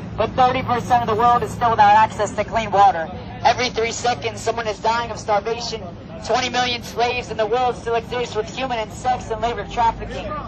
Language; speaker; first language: English; native; English